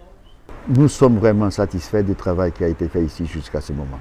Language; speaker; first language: French; non-native, fluent; Portuguese